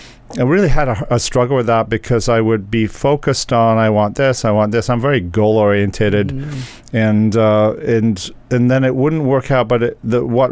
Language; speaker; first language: English; native; English